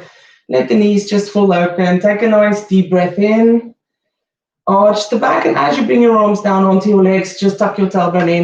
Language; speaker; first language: English; native; English